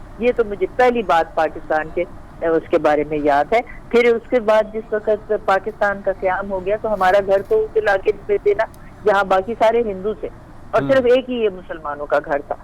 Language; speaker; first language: Urdu; native; Urdu